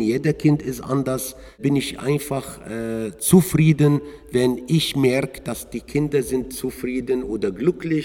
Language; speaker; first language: German; non-native, learner; Arabic